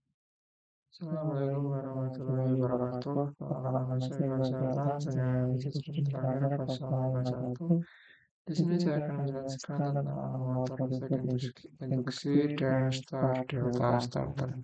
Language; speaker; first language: Indonesian; native; Indonesian